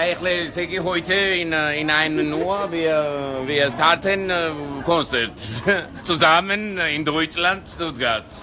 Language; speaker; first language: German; non-native, learner; Georgian